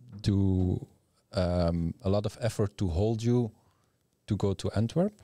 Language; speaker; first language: English; non-native, learner; French